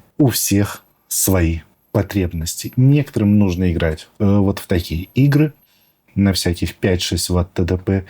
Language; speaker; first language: Russian; native; Russian